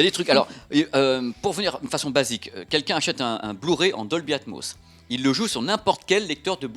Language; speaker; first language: French; native; French